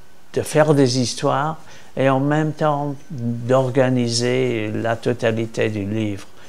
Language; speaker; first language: French; non-native, fluent; English